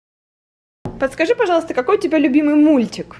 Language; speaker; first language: Russian; native; Russian